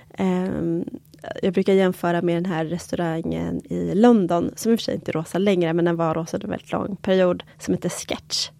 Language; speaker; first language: Swedish; early bilingual, other home language; Polish